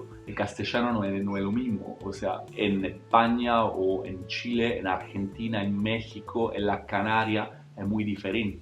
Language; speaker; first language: Spanish; non-native, fluent; Italian